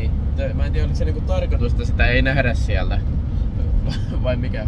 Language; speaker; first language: Finnish; native; Finnish